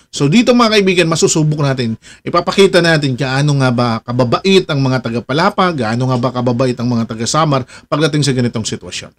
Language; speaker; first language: Filipino; non-native, local second language; Waray